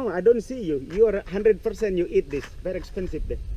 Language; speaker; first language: English; non-native, learner; Balinese